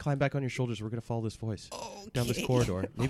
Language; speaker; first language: English; native; English